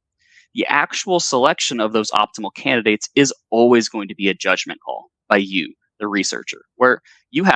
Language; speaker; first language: English; native; English